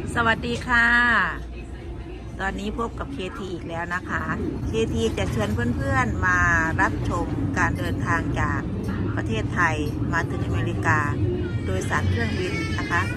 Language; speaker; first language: Thai; native; Thai